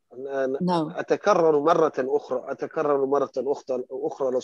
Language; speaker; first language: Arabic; non-native, learner; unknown